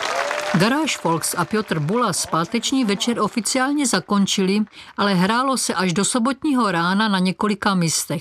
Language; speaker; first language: Czech; native; Czech